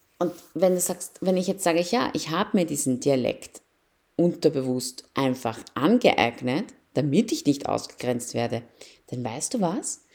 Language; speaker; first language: German; early bilingual, other home language; Persian